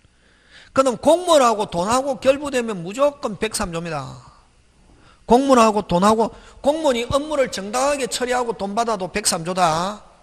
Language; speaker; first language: Korean; native; Korean